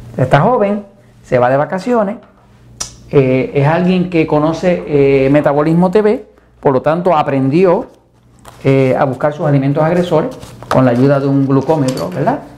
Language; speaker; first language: Spanish; native; Spanish